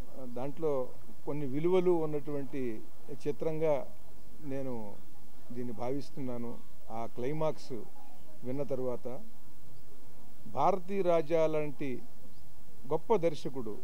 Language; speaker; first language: Telugu; native; Telugu